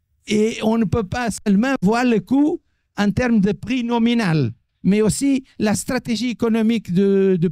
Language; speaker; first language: French; non-native, fluent; Portuguese